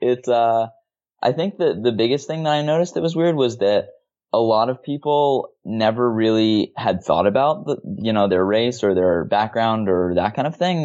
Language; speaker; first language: English; native; English